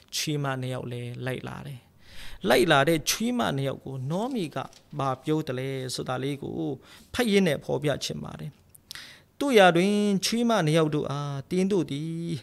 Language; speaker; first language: Burmese; non-native, local second language; Tedim Chin